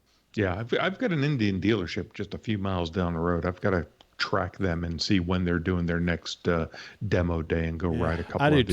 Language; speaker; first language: English; native; English